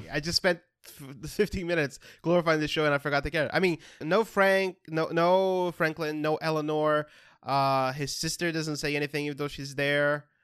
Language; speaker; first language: English; non-native, fluent; Portuguese